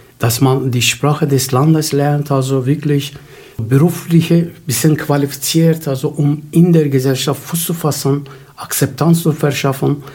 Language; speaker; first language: German; non-native, fluent; Turkish